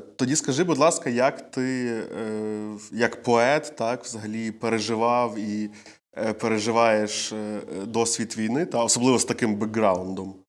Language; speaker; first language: Ukrainian; native; Ukrainian